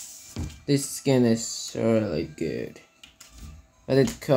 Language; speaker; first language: English; non-native, learner; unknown